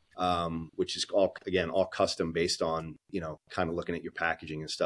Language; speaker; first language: English; native; English